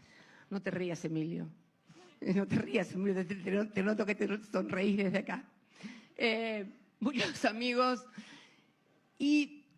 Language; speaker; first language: Spanish; native; Spanish